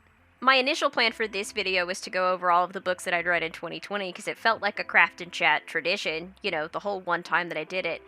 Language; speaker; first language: English; native; English